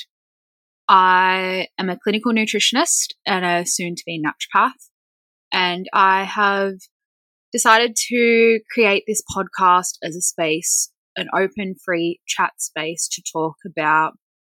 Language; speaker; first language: English; native; English